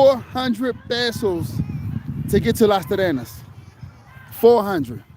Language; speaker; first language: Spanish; non-native, fluent; English